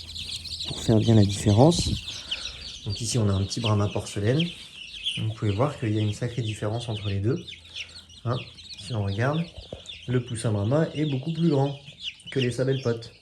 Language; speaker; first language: French; native; French